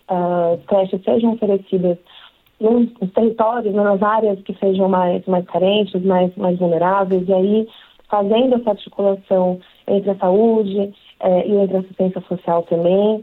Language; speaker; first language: Portuguese; native; Portuguese